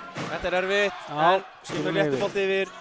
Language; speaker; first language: Icelandic; native; Icelandic